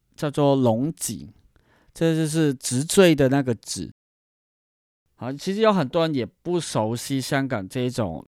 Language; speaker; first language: Chinese; non-native, fluent; Cantonese